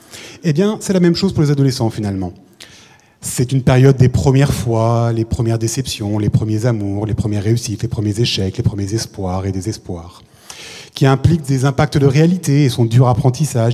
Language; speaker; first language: French; native; French